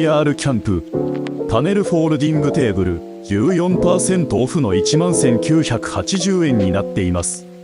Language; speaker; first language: Japanese; native; Japanese